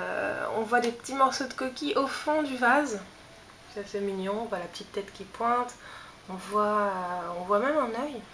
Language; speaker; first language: French; native; French